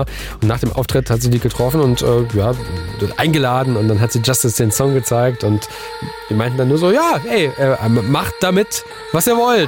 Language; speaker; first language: German; native; German